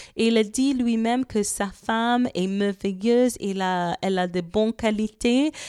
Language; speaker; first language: French; non-native, fluent; English